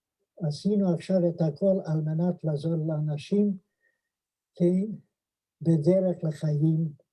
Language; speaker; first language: Hebrew; non-native, fluent; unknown